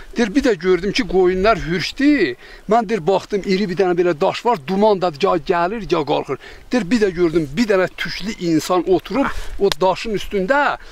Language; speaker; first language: Azerbaijani; non-native, local second language; Talysh